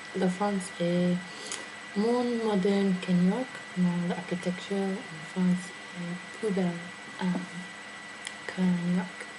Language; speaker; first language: French; non-native, learner; English